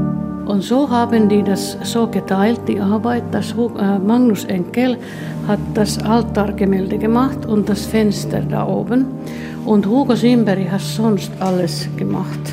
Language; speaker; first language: German; non-native, fluent; Finnish